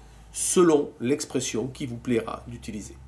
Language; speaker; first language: French; native; French